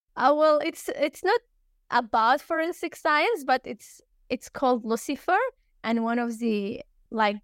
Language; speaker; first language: English; early bilingual, other home language; Arabic